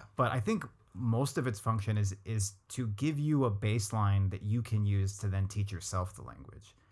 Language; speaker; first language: English; native; English